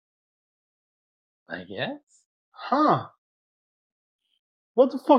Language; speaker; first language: English; non-native, local second language; Sinhala